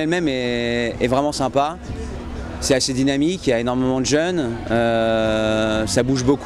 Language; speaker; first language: French; native; French